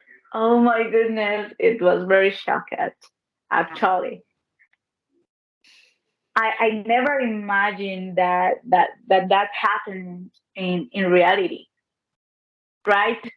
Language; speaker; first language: English; non-native, learner; Spanish